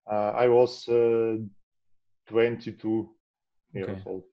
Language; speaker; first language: English; non-native, learner; Russian